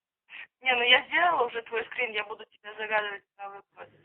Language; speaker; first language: Russian; native; Russian